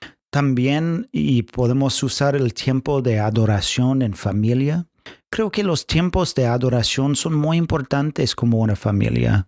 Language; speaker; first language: Spanish; non-native, fluent; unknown